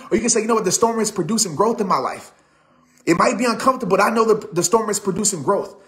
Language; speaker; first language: English; native; English